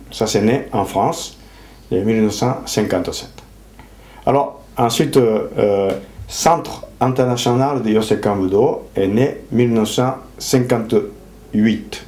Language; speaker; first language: French; non-native, fluent; Japanese